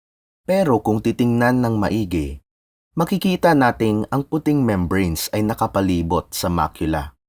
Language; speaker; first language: Filipino; native; Filipino